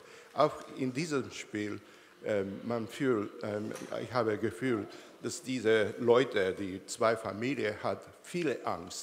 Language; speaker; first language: German; non-native, learner; Italian